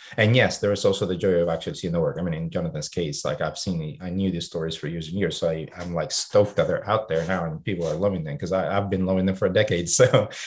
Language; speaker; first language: English; non-native, fluent; Spanish